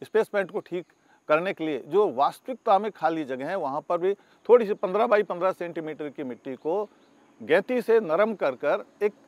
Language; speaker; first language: Hindi; native; Hindi